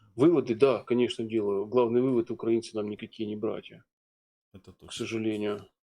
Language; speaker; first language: Russian; native; Russian